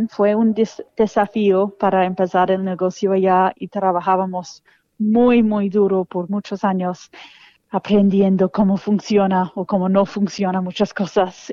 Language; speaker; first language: Spanish; non-native, fluent; English